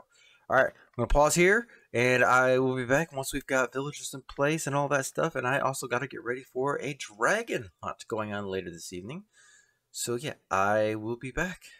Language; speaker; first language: English; native; English